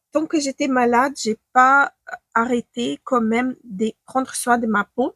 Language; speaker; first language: French; non-native, fluent; Ukrainian